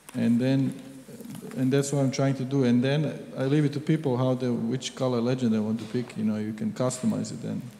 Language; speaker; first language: English; non-native, fluent; Croatian